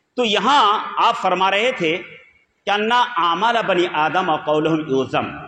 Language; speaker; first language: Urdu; non-native, local second language; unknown